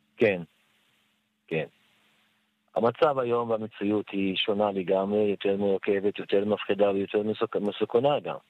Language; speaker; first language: Hebrew; non-native, fluent; Arabic